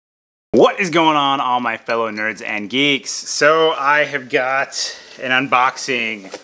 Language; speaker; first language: English; native; English